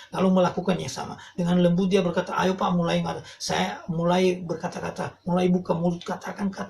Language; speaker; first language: Indonesian; non-native, local second language; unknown